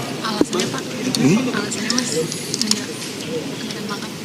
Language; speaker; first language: Indonesian; native; Indonesian